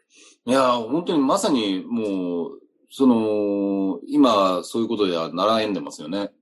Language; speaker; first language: Japanese; native; Japanese